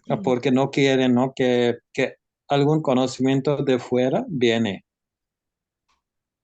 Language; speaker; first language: Spanish; non-native, learner; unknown